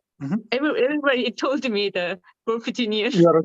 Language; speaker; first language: English; non-native, learner; Korean